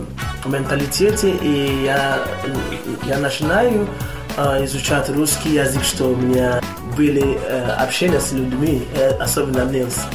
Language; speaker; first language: Russian; non-native, learner; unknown